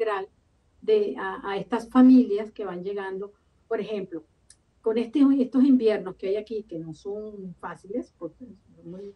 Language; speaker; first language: Spanish; native; Spanish